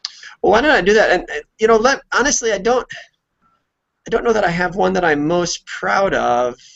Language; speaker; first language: English; native; English